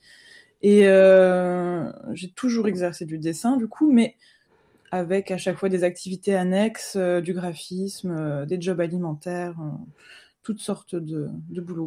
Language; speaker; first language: French; native; French